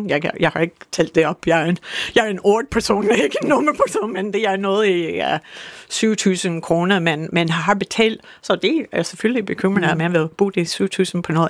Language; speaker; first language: Danish; non-native, fluent; English